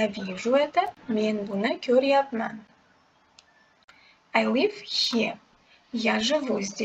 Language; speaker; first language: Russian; non-native, local second language; Uzbek